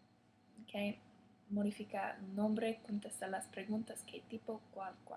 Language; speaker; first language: Spanish; non-native, learner; English